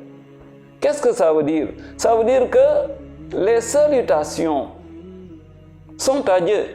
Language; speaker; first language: French; non-native, local second language; Wolof